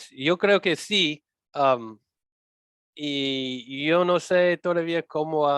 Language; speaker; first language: Spanish; non-native, learner; English